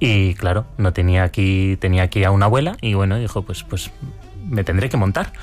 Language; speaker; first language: Spanish; native; Spanish